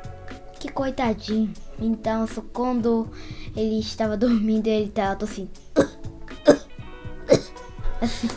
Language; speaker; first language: Portuguese; early bilingual, heritage; Portuguese